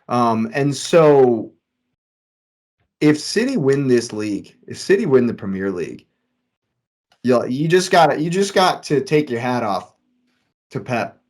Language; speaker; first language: English; native; English